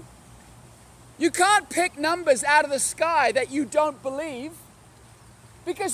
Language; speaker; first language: English; native; English